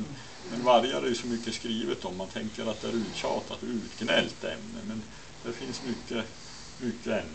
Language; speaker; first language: Swedish; native; Swedish